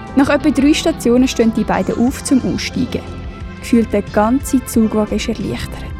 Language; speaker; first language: German; native; German